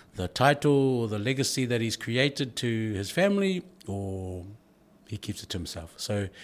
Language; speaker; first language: English; native; English